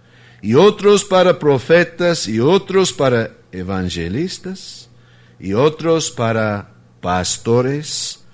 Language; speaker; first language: Spanish; non-native, fluent; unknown